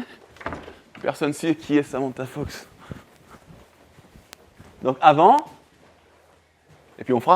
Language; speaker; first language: French; native; French